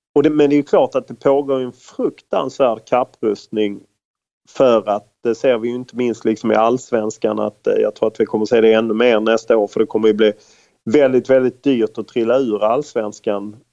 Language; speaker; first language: Swedish; native; Swedish